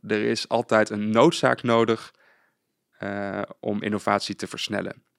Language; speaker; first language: Dutch; native; Dutch